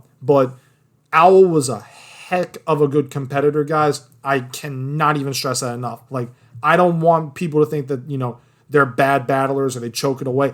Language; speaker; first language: English; native; English